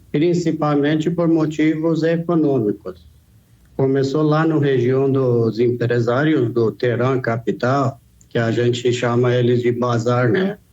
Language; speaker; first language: Portuguese; non-native, fluent; Persian